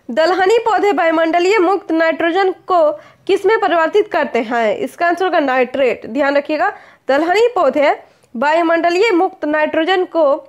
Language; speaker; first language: Hindi; native; Hindi